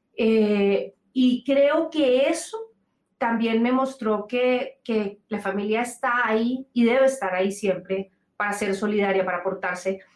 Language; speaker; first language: Spanish; native; Spanish